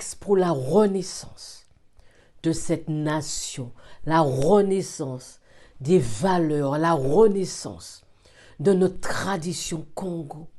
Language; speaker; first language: French; native; French